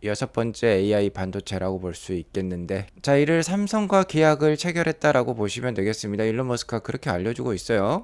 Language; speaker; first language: Korean; native; Korean